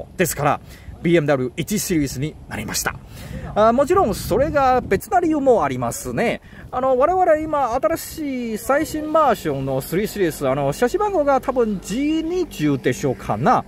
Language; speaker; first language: Japanese; non-native, learner; Chinese